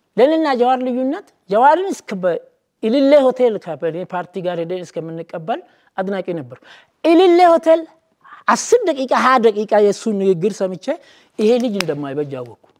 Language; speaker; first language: Amharic; non-native, local second language; Oromo